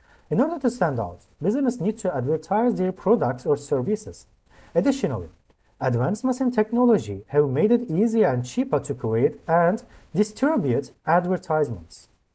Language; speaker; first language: English; non-native, fluent; Turkish